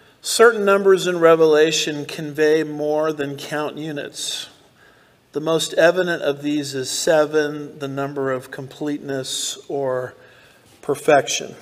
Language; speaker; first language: English; native; English